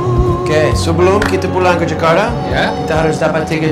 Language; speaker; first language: Indonesian; non-native, fluent; English